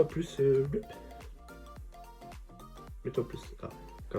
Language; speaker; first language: French; native; French